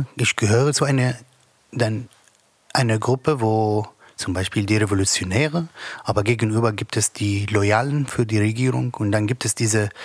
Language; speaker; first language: German; non-native, learner; Arabic